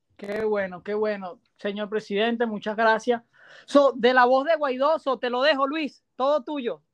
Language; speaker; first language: Spanish; native; Spanish